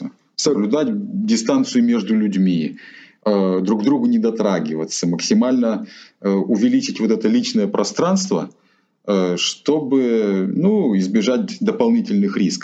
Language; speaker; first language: Russian; native; Russian